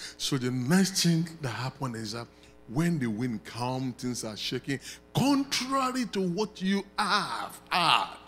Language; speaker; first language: English; non-native, local second language; Yoruba